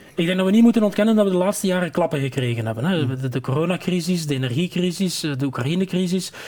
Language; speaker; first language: Dutch; native; Dutch